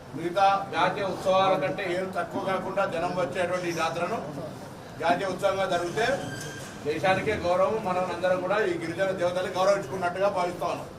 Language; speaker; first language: Telugu; native; Telugu